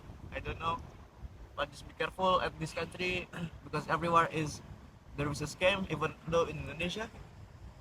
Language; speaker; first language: English; non-native, learner; Indonesian